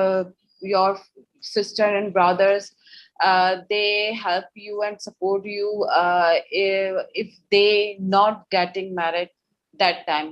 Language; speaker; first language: English; non-native, learner; Urdu